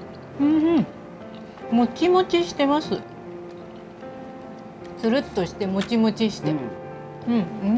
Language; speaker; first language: Japanese; non-native, fluent; Vietnamese